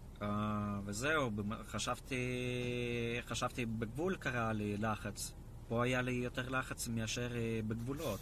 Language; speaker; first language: Hebrew; non-native, fluent; Russian